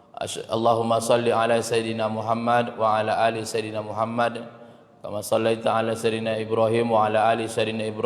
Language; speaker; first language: Indonesian; native; Indonesian